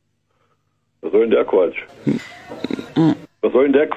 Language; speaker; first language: German; native; German